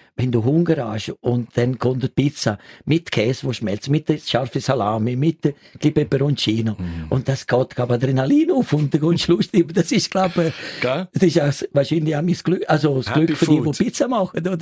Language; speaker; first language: German; non-native, learner; Italian